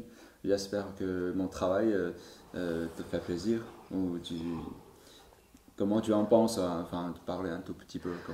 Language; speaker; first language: French; non-native, learner; Chinese